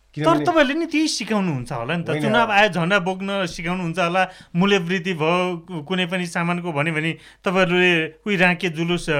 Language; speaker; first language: Nepali; native; Nepali